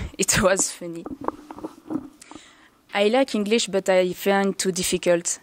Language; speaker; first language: English; non-native, learner; French